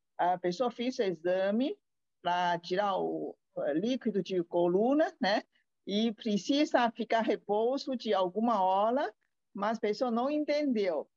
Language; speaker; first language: Portuguese; non-native, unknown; Chinese